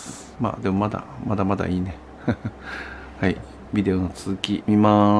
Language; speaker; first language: Japanese; native; Japanese